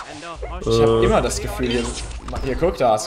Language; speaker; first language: German; native; German